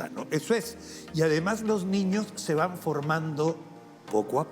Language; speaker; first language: Spanish; native; Spanish